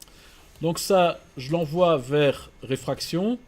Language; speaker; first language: French; native; French